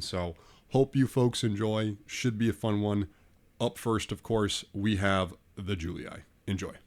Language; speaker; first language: English; native; English